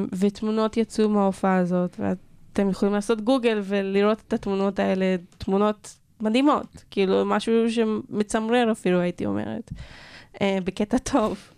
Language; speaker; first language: Hebrew; non-native, local second language; Arabic